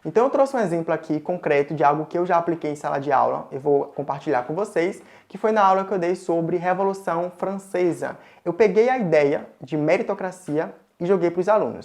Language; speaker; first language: Portuguese; native; Portuguese